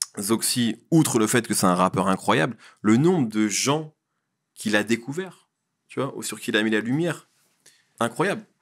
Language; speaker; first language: French; early bilingual, other home language; Arabic